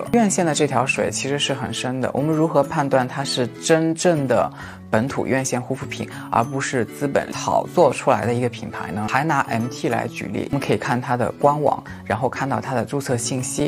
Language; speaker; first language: Chinese; native; Chinese